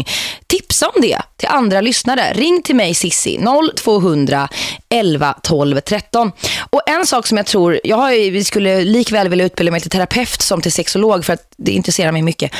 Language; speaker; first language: Swedish; native; Swedish